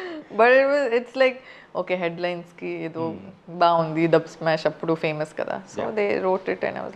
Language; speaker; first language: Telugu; non-native, fluent; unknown